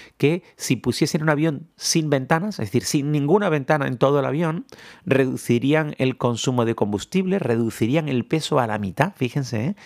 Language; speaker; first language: Spanish; native; Spanish